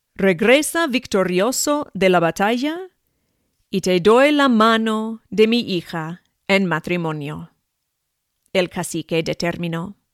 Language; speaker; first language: Spanish; non-native, fluent; English